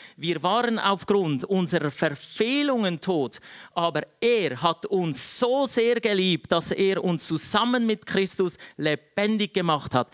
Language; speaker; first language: German; early bilingual, other home language; Czech